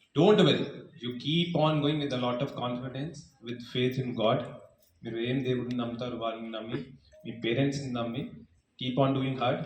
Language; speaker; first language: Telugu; non-native, fluent; Hindi